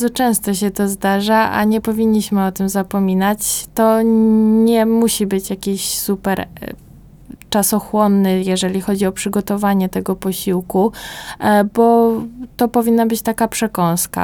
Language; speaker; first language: Polish; native; Polish